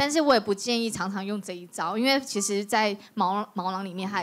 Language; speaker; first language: Chinese; native; Chinese